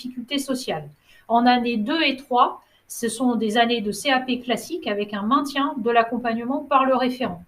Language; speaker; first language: French; native; French